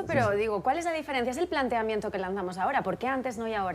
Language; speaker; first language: Spanish; native; Spanish